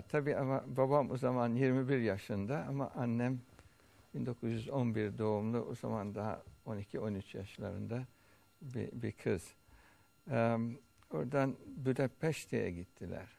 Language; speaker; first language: Turkish; early bilingual, heritage; Turkish